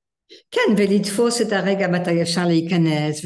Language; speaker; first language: Hebrew; non-native, fluent; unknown